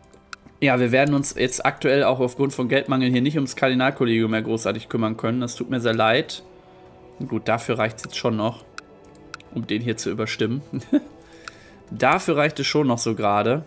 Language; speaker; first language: German; native; German